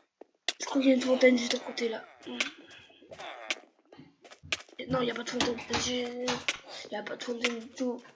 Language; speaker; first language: French; native; French